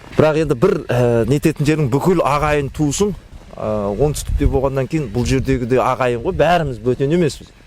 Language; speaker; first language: Kazakh; native; Kazakh